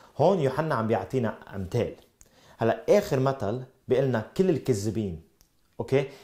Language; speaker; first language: Arabic; early bilingual, heritage; Arabic